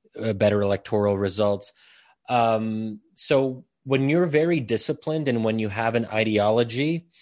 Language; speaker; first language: English; native; English